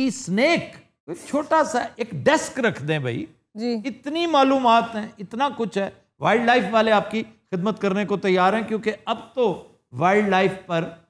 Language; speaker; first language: Urdu; non-native, local second language; Punjabi